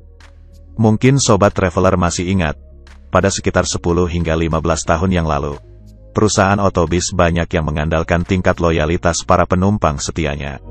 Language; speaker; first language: Indonesian; native; Indonesian